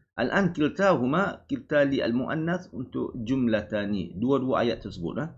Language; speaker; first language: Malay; native; Malay